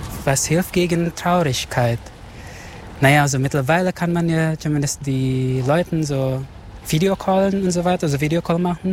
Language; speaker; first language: German; non-native, fluent; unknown